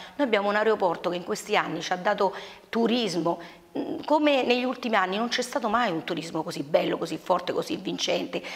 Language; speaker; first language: Italian; native; Italian